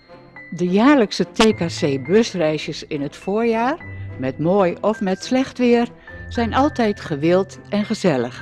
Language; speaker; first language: Dutch; native; Dutch